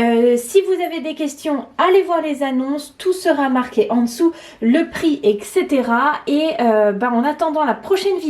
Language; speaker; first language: French; native; French